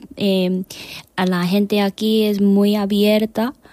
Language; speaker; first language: Spanish; non-native, learner; Korean